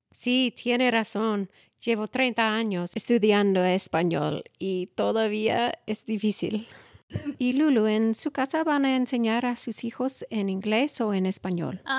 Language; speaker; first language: Spanish; non-native, fluent; English